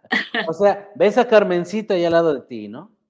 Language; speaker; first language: Spanish; native; Spanish